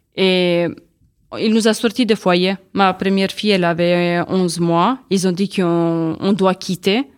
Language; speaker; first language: French; non-native, learner; Serbian